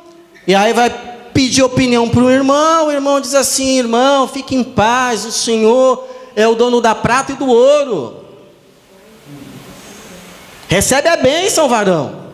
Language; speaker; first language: Portuguese; native; Portuguese